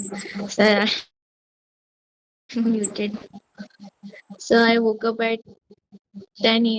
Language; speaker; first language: English; non-native, learner; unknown